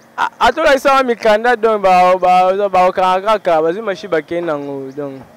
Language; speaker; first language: Lingala; native; Lingala